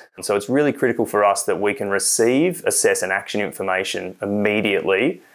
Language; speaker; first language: English; native; English